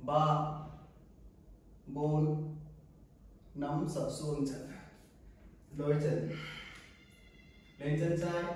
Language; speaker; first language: Vietnamese; non-native, learner; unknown